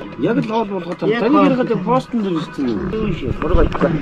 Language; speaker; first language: Korean; non-native, learner; Mongolian